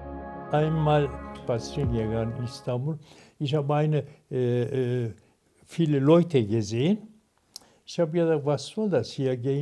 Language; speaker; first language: German; non-native, learner; Turkish